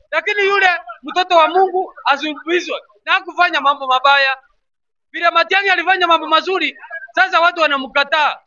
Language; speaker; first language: Swahili; non-native, local second language; Gusii